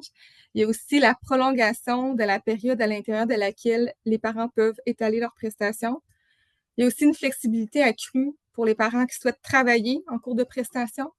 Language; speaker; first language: French; native; French